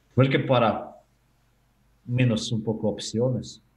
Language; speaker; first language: Spanish; non-native, learner; Ukrainian